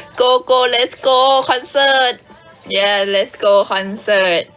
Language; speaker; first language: English; non-native, learner; Thai